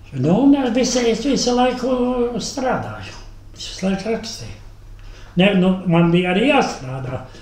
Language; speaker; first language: Latvian; native; Latvian